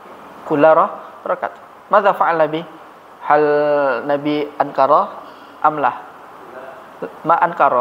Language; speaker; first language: Arabic; non-native, fluent; Indonesian